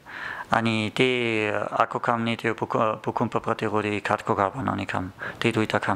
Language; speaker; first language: Nepali; non-native, learner; German